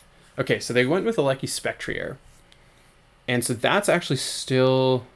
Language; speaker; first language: English; native; English